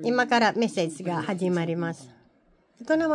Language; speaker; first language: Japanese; non-native, learner; Filipino